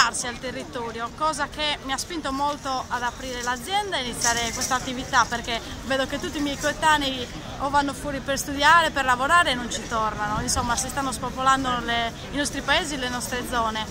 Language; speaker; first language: Italian; native; Italian